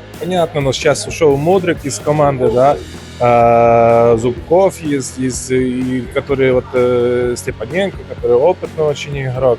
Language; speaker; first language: Russian; non-native, fluent; Polish